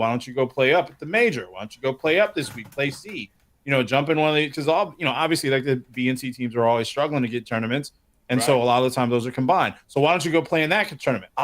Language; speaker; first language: English; native; English